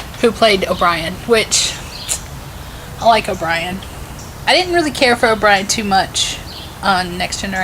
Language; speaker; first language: English; native; English